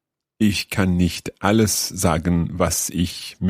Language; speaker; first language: German; non-native, learner; English